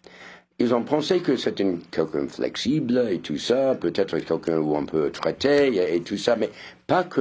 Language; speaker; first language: French; non-native, fluent; English